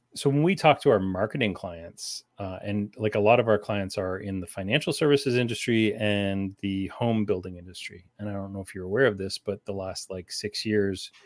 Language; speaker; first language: English; native; English